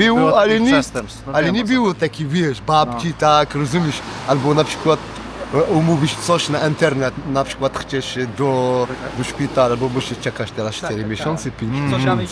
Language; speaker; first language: Polish; non-native, learner; Arabic